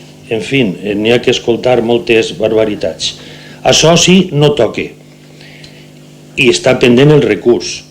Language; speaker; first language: Catalan; native; Catalan